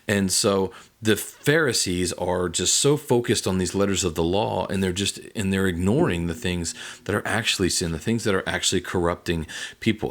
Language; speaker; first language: English; native; English